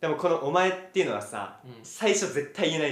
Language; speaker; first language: Japanese; native; Japanese